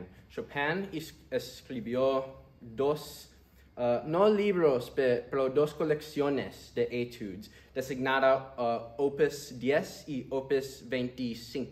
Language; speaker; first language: Spanish; early bilingual, heritage; Spanish